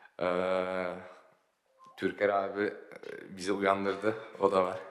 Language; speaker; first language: Turkish; early bilingual, heritage; Turkish